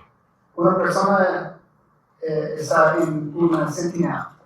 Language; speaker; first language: Spanish; non-native, learner; English